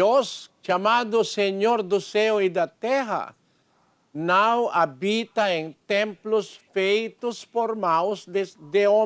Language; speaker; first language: Portuguese; non-native, learner; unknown